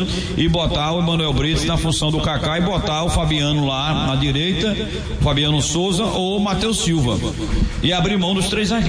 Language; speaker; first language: Portuguese; native; Portuguese